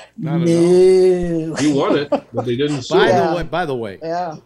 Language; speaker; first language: English; native; English